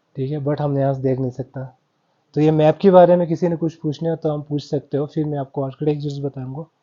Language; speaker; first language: Hindi; non-native, local second language; Balti